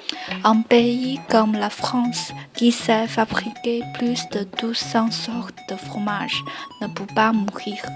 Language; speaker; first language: French; non-native, learner; Chinese